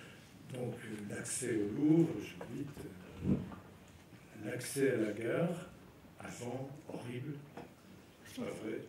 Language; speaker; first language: French; native; French